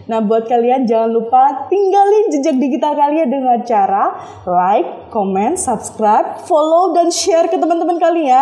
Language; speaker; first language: Indonesian; native; Indonesian